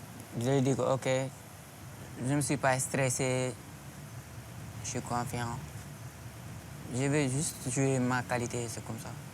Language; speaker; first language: French; non-native, local second language; Wolof